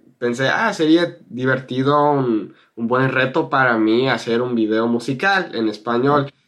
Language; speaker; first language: Spanish; non-native, fluent; English